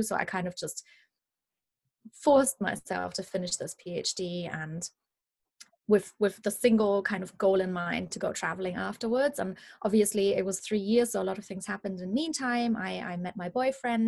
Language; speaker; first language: English; non-native, fluent; German